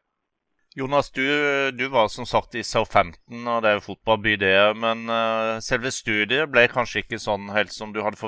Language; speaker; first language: Norwegian; native; Norwegian